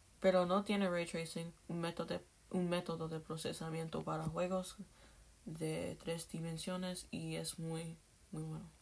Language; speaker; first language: Spanish; non-native, learner; English